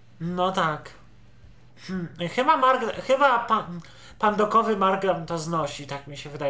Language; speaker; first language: Polish; native; Polish